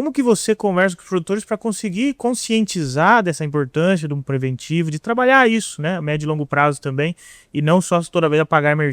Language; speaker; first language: Portuguese; native; Portuguese